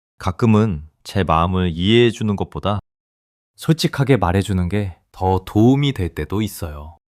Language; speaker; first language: Korean; non-native, fluent; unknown